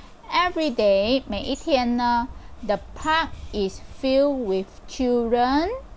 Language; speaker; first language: English; non-native, local second language; Chinese